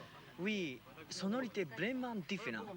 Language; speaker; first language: French; non-native, learner; Japanese